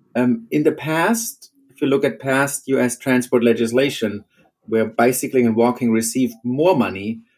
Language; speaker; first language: English; non-native, fluent; German